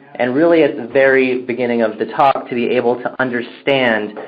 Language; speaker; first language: English; native; English